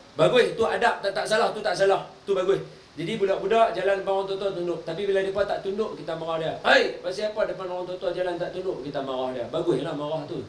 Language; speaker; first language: Malay; native; Malay